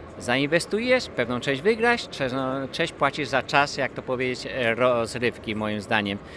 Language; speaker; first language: Polish; early bilingual, heritage; Polish